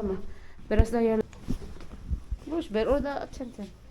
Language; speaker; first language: Turkish; non-native, learner; Filipino